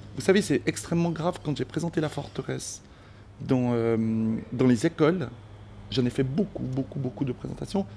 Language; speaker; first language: French; early bilingual, other home language; Spanish